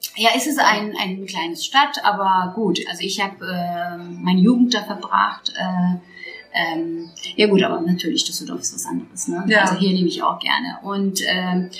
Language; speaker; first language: German; non-native, fluent; Turkish